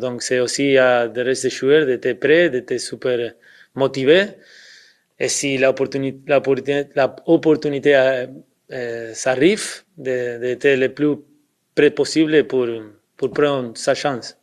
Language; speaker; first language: French; non-native, fluent; Spanish